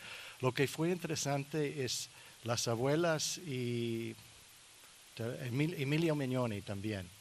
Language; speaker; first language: Spanish; non-native, learner; English